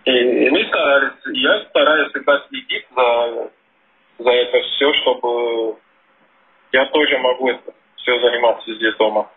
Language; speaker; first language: Russian; non-native, fluent; Portuguese